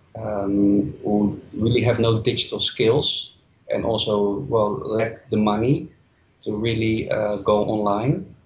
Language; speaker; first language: English; non-native, fluent; Dutch